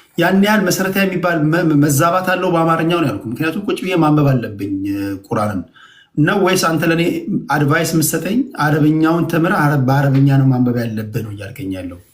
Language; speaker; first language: Amharic; native; Amharic